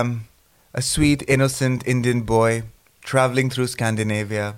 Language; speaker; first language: English; non-native, local second language; Punjabi